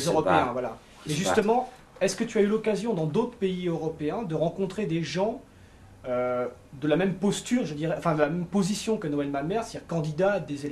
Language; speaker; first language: French; native; French